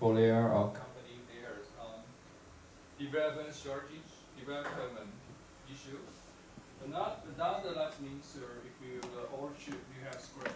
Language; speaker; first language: English; non-native, fluent; Chinese